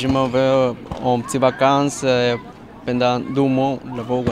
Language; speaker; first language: French; non-native, learner; Spanish